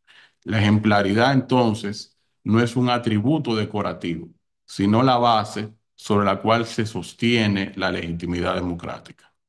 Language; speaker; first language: Spanish; native; Spanish